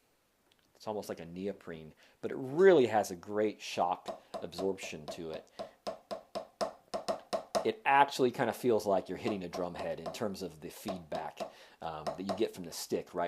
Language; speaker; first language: English; native; English